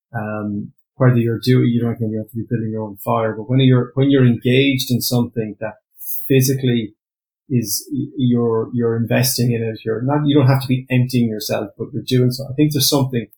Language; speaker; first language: English; native; English